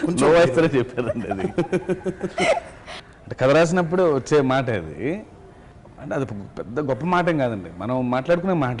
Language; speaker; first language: Telugu; native; Telugu